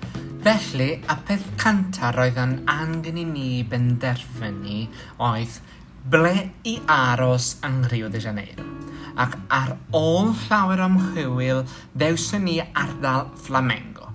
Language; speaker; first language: Welsh; non-native, fluent; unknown